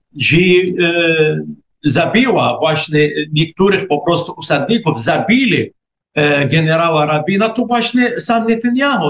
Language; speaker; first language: Polish; non-native, fluent; Arabic